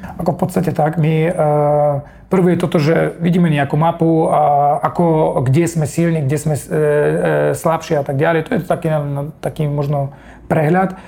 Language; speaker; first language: Slovak; non-native, fluent; Russian